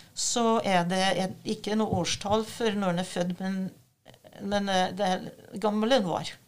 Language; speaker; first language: Norwegian; non-native, fluent; French